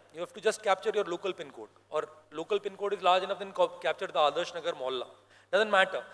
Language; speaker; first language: English; non-native, local second language; Hindi